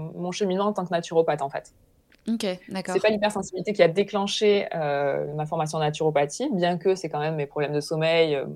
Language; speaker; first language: French; native; French